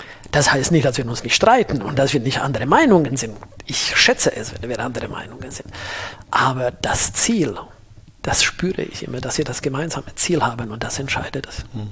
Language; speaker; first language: German; non-native, fluent; Slovak